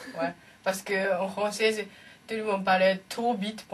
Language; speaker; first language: French; non-native, learner; Japanese